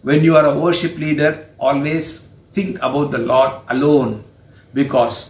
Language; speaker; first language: English; non-native, local second language; Tamil